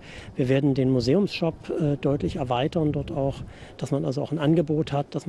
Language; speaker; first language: German; native; German